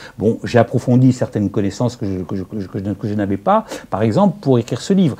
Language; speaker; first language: French; native; French